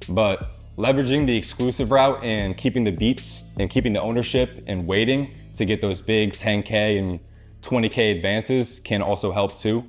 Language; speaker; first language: English; native; English